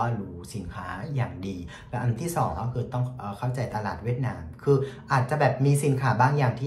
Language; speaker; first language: Thai; non-native, fluent; Vietnamese